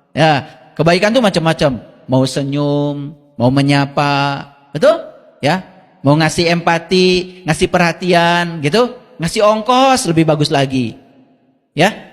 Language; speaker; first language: Indonesian; non-native, local second language; Sundanese